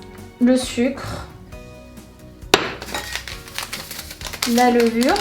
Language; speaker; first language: French; native; French